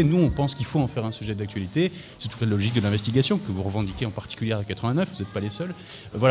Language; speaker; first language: French; native; French